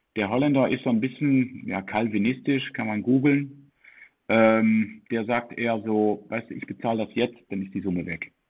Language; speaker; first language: German; early bilingual, heritage; German